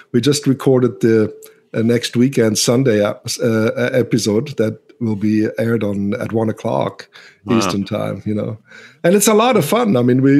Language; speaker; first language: English; non-native, fluent; Swiss German